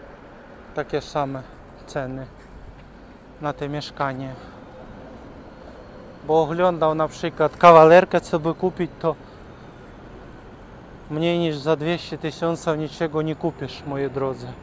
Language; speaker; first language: Polish; non-native, learner; Ukrainian